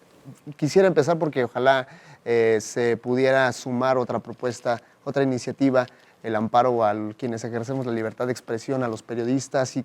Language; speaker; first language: Spanish; native; Spanish